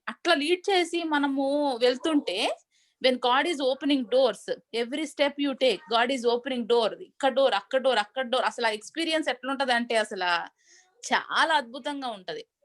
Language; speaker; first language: Telugu; native; Telugu